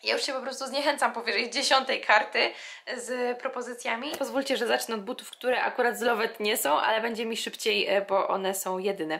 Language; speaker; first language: Polish; native; Polish